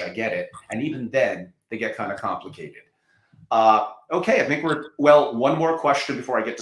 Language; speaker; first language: English; native; English